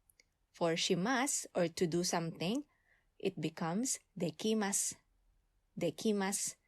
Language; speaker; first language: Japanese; non-native, fluent; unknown